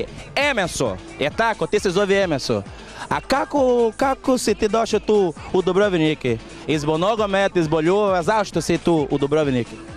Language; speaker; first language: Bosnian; non-native, learner; Portuguese